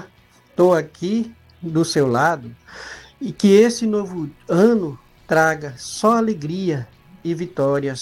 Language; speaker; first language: Portuguese; native; Portuguese